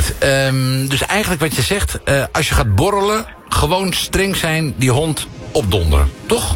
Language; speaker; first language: Dutch; native; Dutch